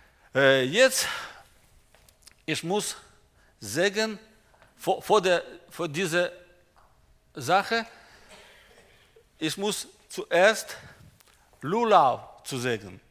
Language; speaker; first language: German; non-native, learner; Russian